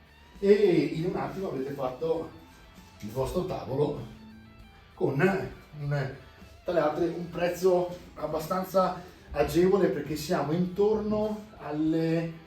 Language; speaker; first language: Italian; native; Italian